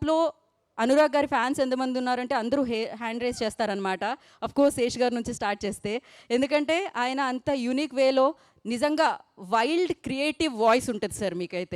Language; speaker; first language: Telugu; native; Telugu